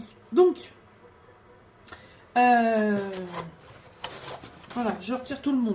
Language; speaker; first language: French; native; French